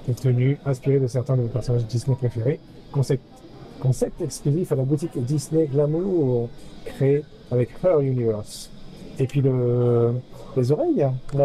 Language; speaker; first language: French; native; French